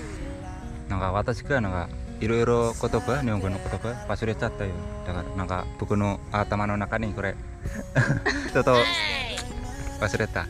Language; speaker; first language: Japanese; non-native, learner; Indonesian